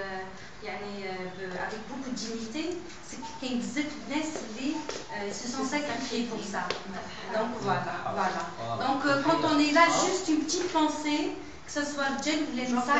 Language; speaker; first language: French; non-native, local second language; Arabic